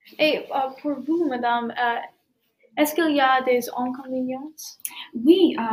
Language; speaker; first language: French; non-native, learner; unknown